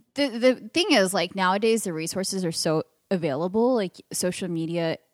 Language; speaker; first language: English; native; English